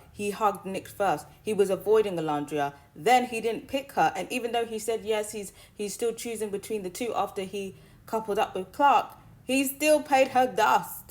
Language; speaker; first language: English; native; English